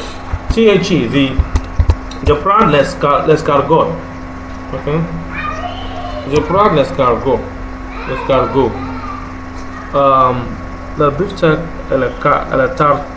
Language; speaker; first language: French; non-native, learner; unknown